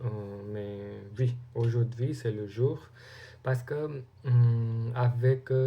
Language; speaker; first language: French; non-native, learner; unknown